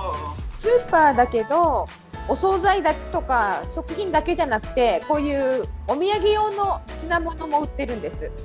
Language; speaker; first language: Japanese; native; Japanese